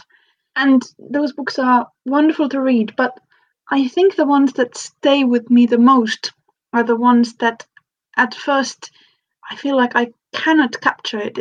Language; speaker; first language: English; non-native, fluent; Finnish